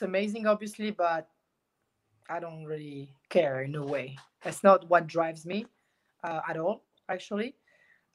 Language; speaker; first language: English; non-native, fluent; French